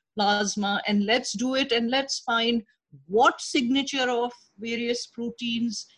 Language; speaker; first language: English; non-native, local second language; Urdu